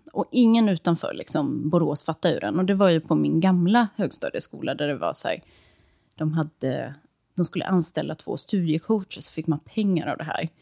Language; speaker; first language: Swedish; early bilingual, other home language; Serbian